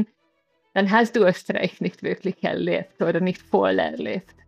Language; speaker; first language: German; non-native, fluent; Hungarian